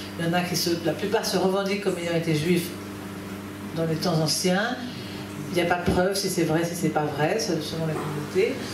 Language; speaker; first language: French; native; French